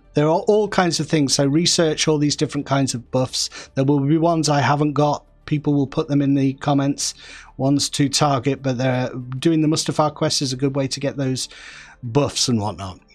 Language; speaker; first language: English; native; English